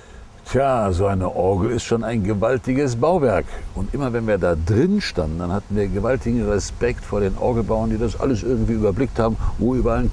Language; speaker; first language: German; native; German